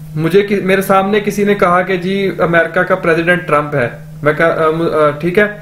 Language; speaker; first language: Urdu; non-native, local second language; Punjabi